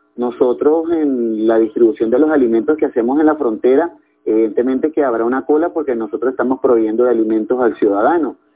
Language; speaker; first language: Spanish; native; Spanish